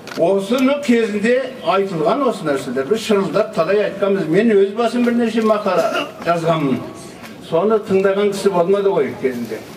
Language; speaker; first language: Kazakh; native; Kazakh